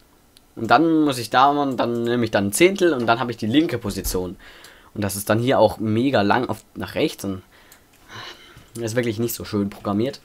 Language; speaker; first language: German; native; German